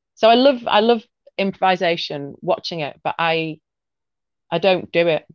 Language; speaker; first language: English; native; English